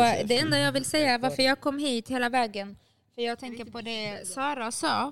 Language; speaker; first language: Swedish; early bilingual, other home language; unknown